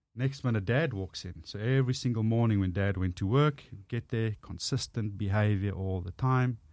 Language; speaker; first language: English; non-native, local second language; Afrikaans